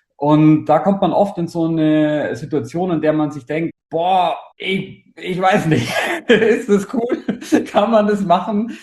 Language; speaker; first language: German; native; German